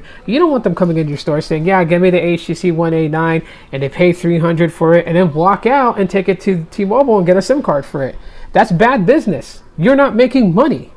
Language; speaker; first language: English; native; English